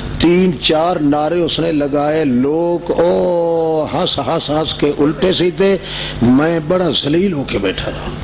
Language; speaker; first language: Urdu; non-native, local second language; Saraiki